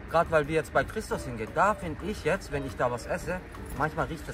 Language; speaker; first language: German; native; German